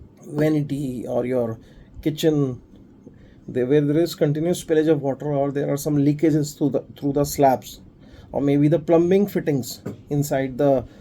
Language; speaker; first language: English; non-native, local second language; Hindi